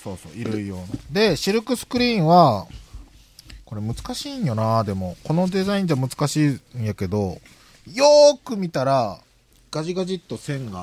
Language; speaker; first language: Japanese; native; Japanese